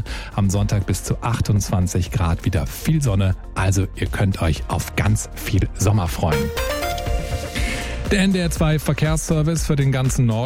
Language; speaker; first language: German; native; German